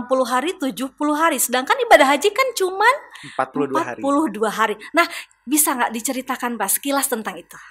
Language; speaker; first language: Indonesian; native; Indonesian